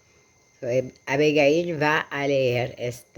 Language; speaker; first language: Spanish; non-native, learner; French